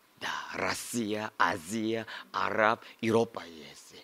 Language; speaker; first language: Russian; non-native, learner; Korean